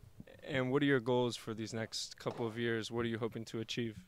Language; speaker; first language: English; native; English